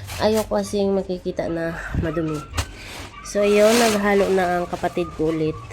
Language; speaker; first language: Filipino; non-native, local second language; Cebuano